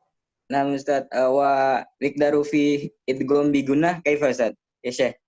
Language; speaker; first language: Arabic; non-native, learner; Indonesian